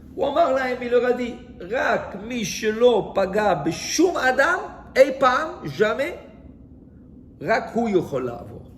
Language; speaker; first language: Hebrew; non-native, fluent; French